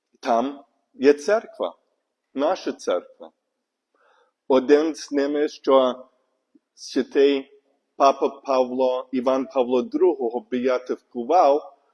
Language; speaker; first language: Ukrainian; non-native, learner; English